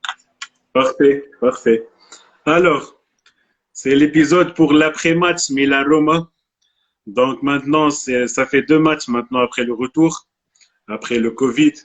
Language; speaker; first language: French; non-native, local second language; Arabic